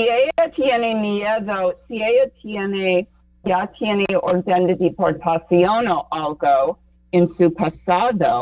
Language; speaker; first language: Spanish; non-native, fluent; English